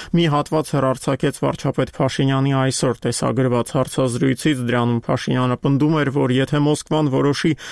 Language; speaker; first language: Armenian; native; Armenian